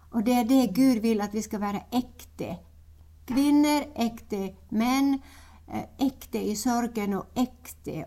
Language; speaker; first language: Norwegian; non-native, fluent; Finnish